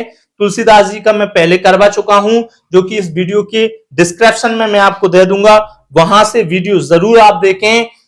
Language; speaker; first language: Hindi; native; Hindi